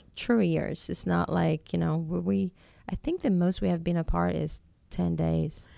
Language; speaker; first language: English; non-native, fluent; Portuguese